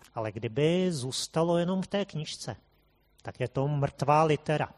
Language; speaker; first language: Czech; native; Czech